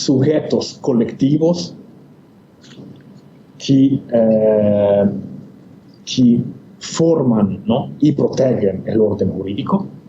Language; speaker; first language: Spanish; non-native, fluent; Italian